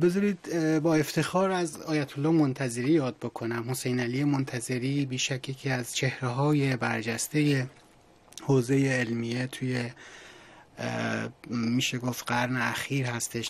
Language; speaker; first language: Persian; native; Persian